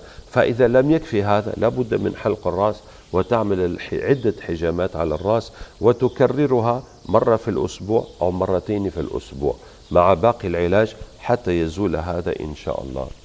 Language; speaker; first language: Arabic; native; Arabic